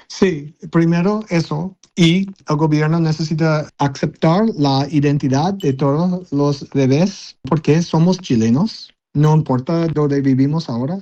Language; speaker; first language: Spanish; non-native, learner; English